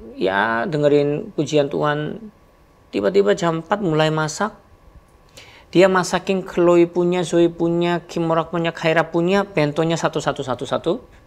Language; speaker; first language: Indonesian; non-native, fluent; Korean